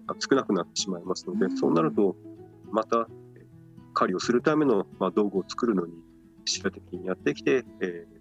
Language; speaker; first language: Japanese; native; Japanese